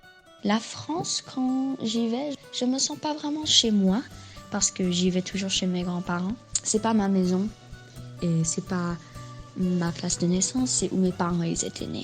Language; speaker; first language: French; early bilingual, heritage; French